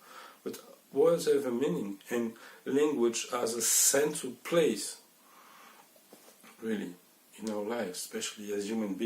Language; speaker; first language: English; non-native, fluent; French